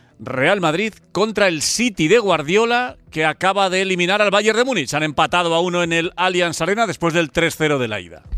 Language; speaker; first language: Spanish; native; Spanish